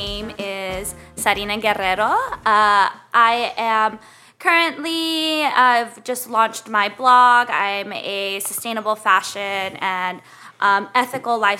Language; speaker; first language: English; native; English